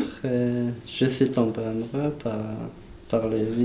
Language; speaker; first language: French; early bilingual, other home language; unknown